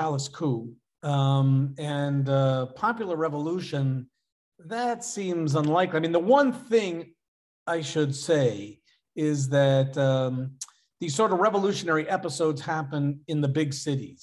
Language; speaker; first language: English; native; English